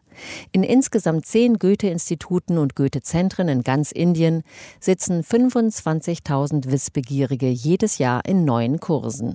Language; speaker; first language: German; native; German